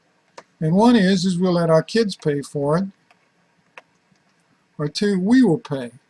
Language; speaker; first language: English; native; English